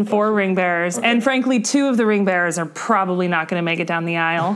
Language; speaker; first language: English; native; English